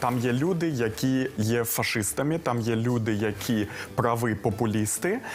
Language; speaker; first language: Ukrainian; non-native, local second language; Russian